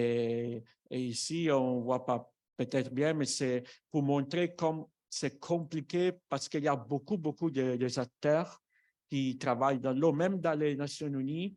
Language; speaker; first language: French; non-native, fluent; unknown